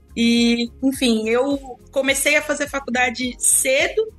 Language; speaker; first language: Portuguese; native; Portuguese